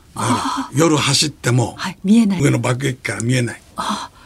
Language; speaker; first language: Japanese; native; Japanese